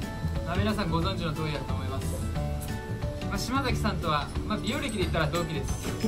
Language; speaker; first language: Japanese; native; Japanese